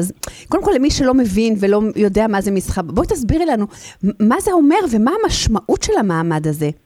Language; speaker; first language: Hebrew; native; Hebrew